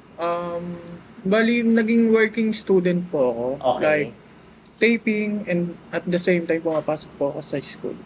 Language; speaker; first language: Filipino; native; Filipino